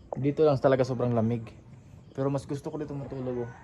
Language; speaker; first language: Filipino; non-native, fluent; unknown